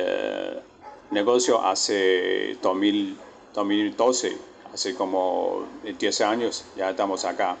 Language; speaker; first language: Spanish; non-native, learner; Chinese